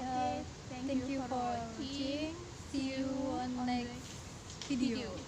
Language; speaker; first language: English; non-native, learner; Indonesian